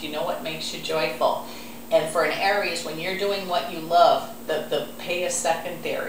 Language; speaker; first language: English; native; English